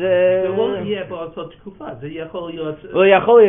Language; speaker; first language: Hebrew; non-native, learner; English